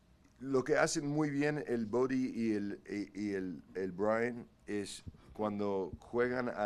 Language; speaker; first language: Spanish; early bilingual, heritage; Spanish